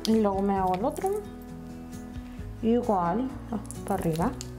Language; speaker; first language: Spanish; early bilingual, heritage; Spanish